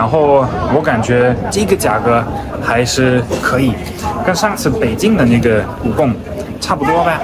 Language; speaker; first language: Chinese; non-native, fluent; German